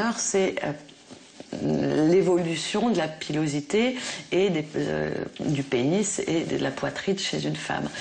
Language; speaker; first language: French; native; French